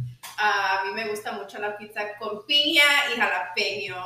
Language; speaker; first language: Spanish; early bilingual, other home language; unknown